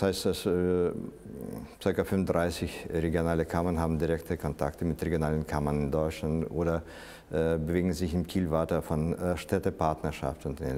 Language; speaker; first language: German; non-native, fluent; Russian